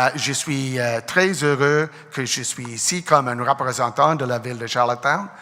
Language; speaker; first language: French; non-native, learner; English